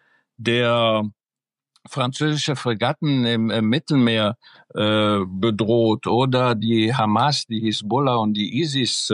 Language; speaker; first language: German; early bilingual, other home language; Greek